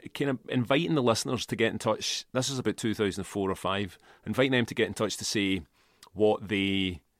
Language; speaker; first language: English; native; English